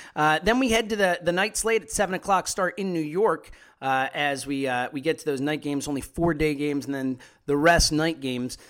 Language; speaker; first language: English; native; English